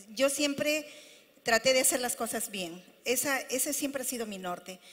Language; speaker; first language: Spanish; native; Spanish